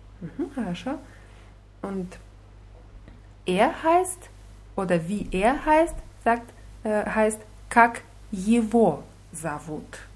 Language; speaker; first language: German; non-native, fluent; Russian